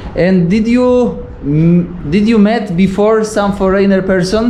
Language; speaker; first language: English; non-native, learner; Polish